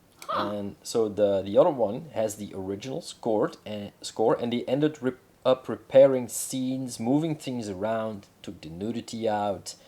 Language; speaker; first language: English; non-native, fluent; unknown